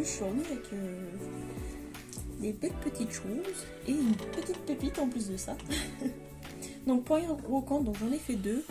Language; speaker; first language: French; native; French